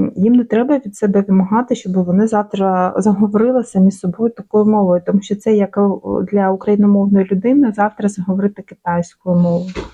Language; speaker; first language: Ukrainian; non-native, local second language; Russian